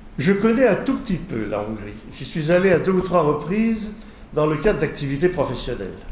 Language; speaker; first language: French; native; French